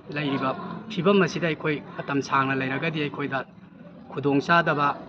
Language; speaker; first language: Manipuri; native; Manipuri